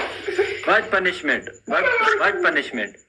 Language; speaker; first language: English; non-native, learner; Amharic